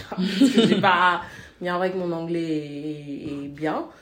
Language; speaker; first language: French; non-native, local second language; Wolof